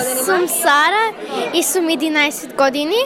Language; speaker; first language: Macedonian; early bilingual, heritage; Macedonian